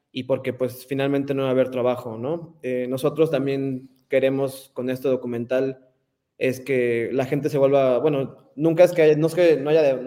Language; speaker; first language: Spanish; native; Spanish